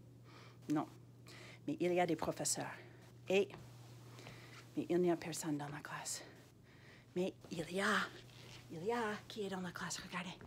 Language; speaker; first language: French; non-native, fluent; English